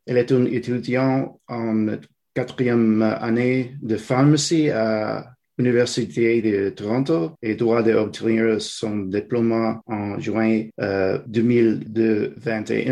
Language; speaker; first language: French; non-native, learner; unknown